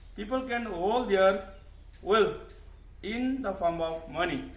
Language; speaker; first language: English; non-native, local second language; Nepali